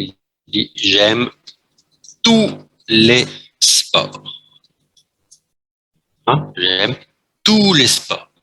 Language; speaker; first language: French; non-native, fluent; Vietnamese